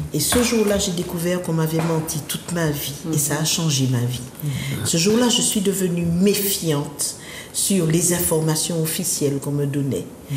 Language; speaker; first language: French; native; French